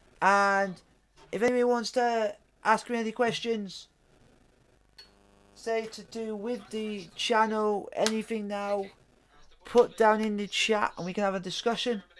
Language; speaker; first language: English; native; English